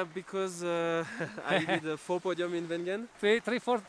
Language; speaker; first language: English; non-native, learner; French